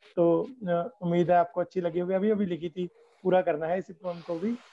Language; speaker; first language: Hindi; native; Hindi